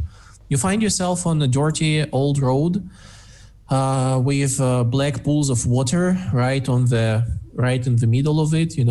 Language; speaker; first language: English; non-native, fluent; Russian